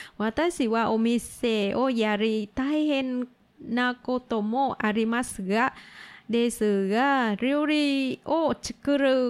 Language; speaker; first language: Japanese; non-native, learner; Vietnamese